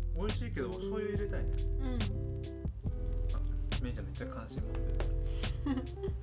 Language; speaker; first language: Japanese; native; Japanese